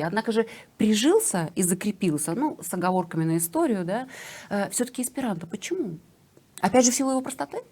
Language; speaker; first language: Russian; native; Russian